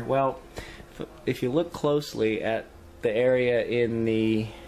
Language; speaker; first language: English; native; English